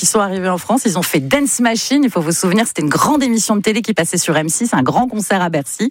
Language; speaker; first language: French; native; French